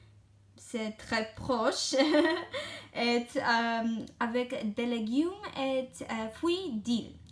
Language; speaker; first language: French; non-native, learner; English